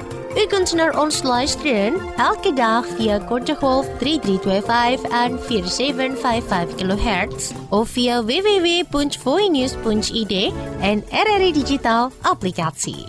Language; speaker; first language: Dutch; non-native, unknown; Indonesian